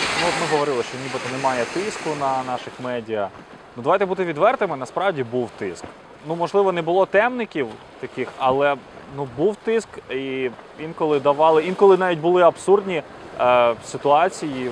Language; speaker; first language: Ukrainian; native; Ukrainian